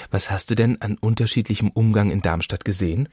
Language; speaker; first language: German; native; German